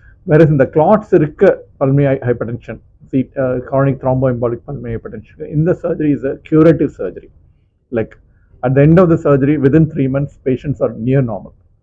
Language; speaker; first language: English; non-native, local second language; Tamil